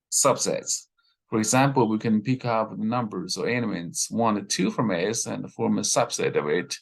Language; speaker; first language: English; non-native, fluent; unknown